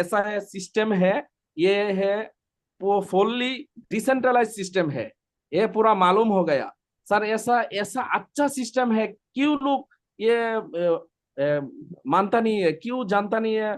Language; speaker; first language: Hindi; non-native, learner; Bangla